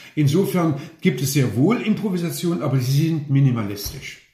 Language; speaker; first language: German; native; German